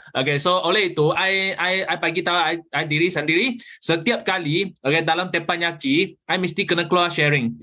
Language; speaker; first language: Malay; non-native, local second language; Chinese